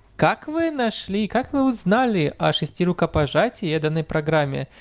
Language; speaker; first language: Russian; non-native, fluent; Arabic